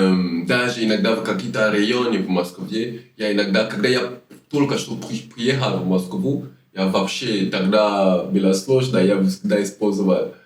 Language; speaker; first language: Russian; non-native, learner; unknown